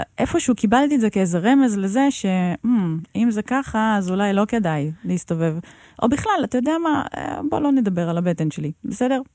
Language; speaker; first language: Hebrew; native; Hebrew